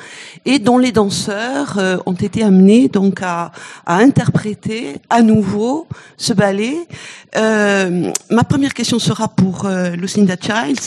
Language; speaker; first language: French; native; French